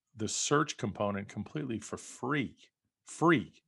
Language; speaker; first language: English; native; English